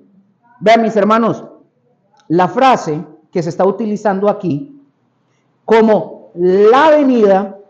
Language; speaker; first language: Spanish; native; Spanish